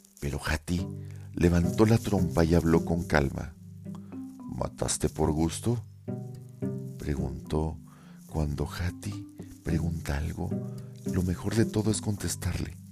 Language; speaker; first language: Spanish; native; Spanish